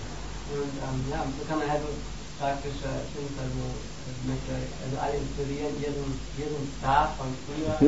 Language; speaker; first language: German; native; German